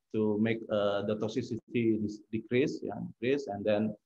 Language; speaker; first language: English; non-native, learner; Indonesian